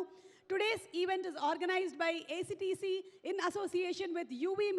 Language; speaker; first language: Telugu; native; Telugu